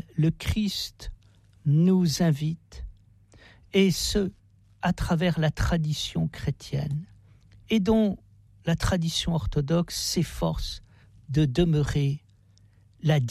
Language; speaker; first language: French; native; French